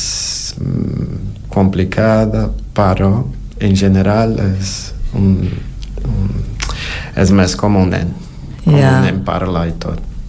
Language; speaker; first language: Catalan; non-native, learner; Portuguese